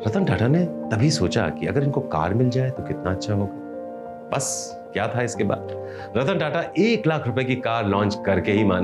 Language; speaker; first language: Hindi; native; Hindi